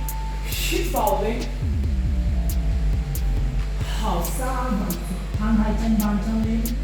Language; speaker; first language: Vietnamese; non-native, learner; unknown